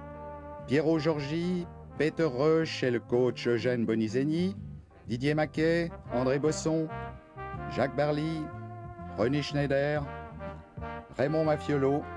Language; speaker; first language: French; native; French